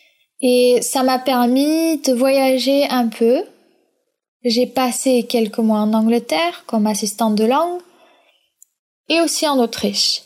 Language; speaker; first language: French; early bilingual, other home language; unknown